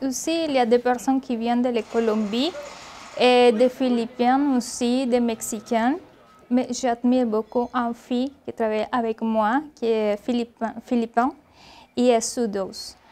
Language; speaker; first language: French; non-native, learner; Spanish